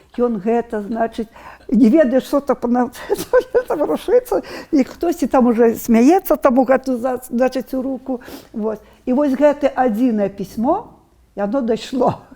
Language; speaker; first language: Belarusian; non-native, local second language; Russian